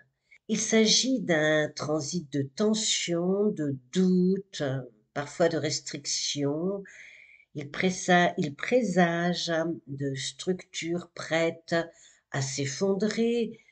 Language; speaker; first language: French; native; French